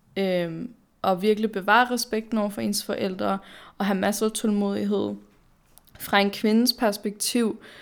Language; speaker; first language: Danish; early bilingual, other home language; Arabic